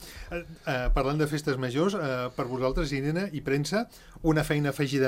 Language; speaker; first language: Catalan; native; Catalan